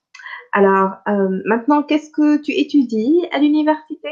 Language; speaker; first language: French; non-native, local second language; Arabic